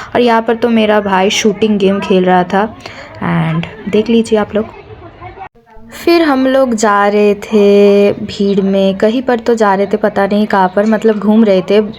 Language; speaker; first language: Hindi; non-native, local second language; Bangla